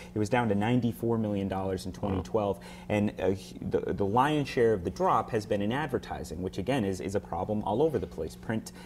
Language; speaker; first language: English; native; English